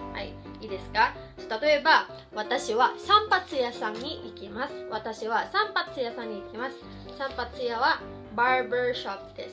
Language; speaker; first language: Japanese; non-native, fluent; Filipino